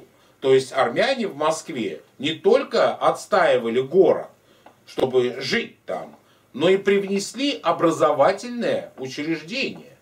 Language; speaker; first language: Russian; native; Russian